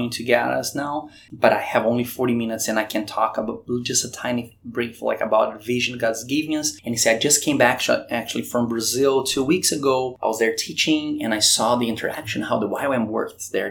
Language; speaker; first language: English; non-native, fluent; Portuguese